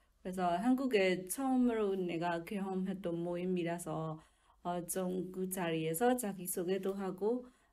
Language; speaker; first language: Korean; non-native, learner; Burmese